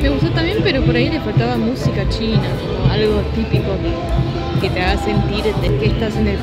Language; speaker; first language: Spanish; non-native, fluent; French